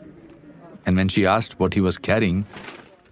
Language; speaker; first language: English; non-native, local second language; Kashmiri